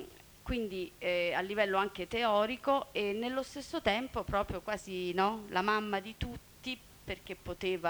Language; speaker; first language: Italian; native; Italian